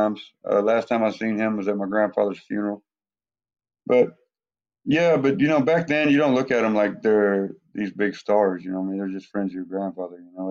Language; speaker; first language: English; native; English